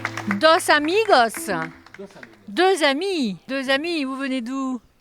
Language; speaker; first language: French; native; French